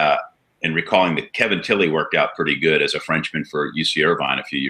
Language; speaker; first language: English; native; English